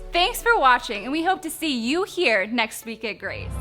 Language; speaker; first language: English; native; English